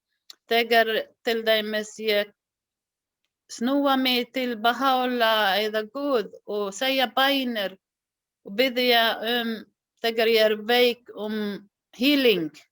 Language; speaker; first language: Icelandic; non-native, learner; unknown